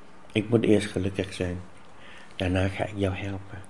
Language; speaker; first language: Dutch; non-native, fluent; Vietnamese